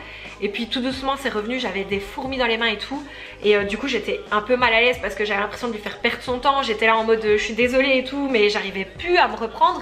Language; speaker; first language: French; native; French